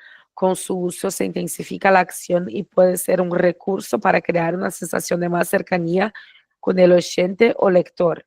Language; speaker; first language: Spanish; non-native, fluent; Portuguese